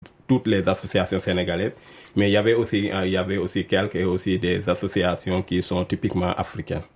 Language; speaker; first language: French; non-native, local second language; Wolof